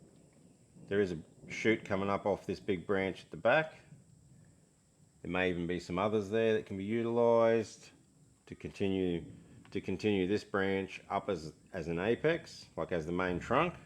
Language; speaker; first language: English; native; English